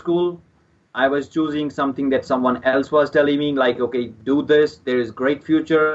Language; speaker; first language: English; non-native, local second language; Punjabi